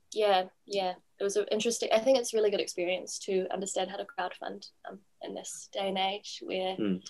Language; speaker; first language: English; native; English